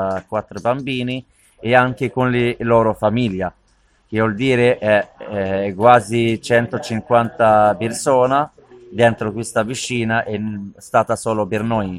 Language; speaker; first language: Italian; non-native, learner; Arabic